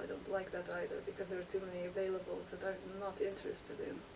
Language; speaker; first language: English; native; English